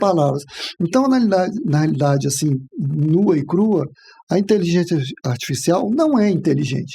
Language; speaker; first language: Portuguese; native; Portuguese